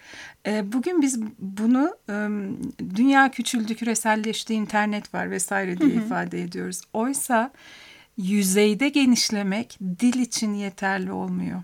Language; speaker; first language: Turkish; native; Turkish